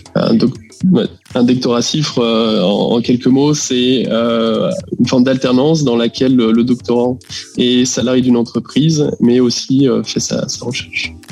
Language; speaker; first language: French; native; French